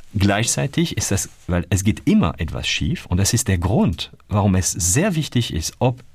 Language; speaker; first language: German; non-native, fluent; French